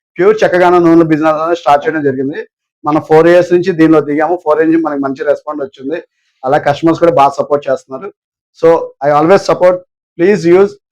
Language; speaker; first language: Telugu; native; Telugu